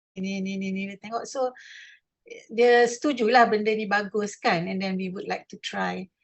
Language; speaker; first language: English; non-native, local second language; Malay